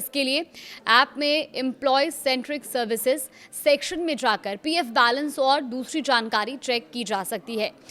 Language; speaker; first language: Hindi; native; Hindi